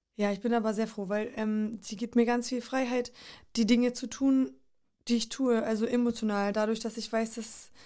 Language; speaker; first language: German; native; German